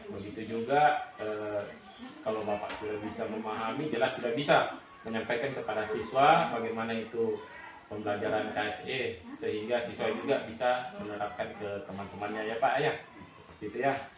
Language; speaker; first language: Indonesian; native; Indonesian